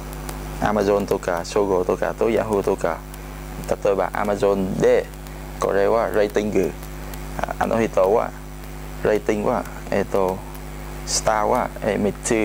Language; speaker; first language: Japanese; non-native, learner; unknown